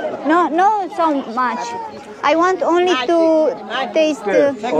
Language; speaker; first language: English; non-native, learner; Romanian